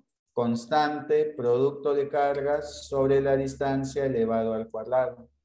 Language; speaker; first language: Spanish; native; Spanish